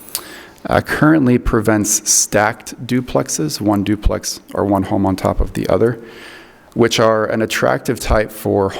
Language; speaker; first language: English; native; English